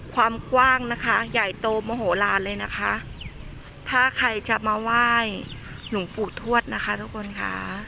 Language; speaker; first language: Thai; native; Thai